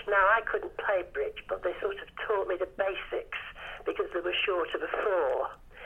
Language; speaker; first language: English; native; English